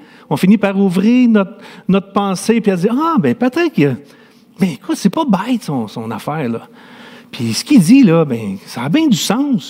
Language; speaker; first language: French; native; French